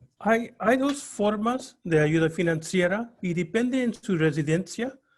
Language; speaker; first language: Spanish; early bilingual, heritage; Spanish